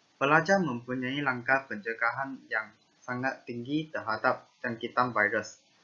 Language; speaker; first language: Malay; non-native, local second language; Chinese